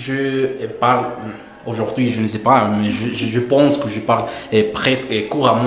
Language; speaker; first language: French; non-native, fluent; Spanish